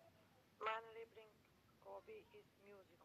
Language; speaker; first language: German; non-native, learner; Macedonian